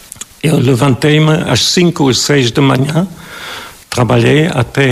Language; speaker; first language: Portuguese; non-native, fluent; German